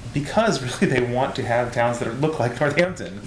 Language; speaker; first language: English; native; English